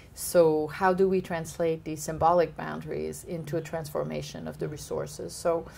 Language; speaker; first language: English; native; English